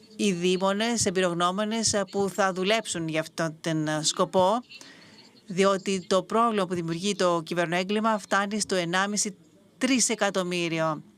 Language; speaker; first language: Greek; native; Greek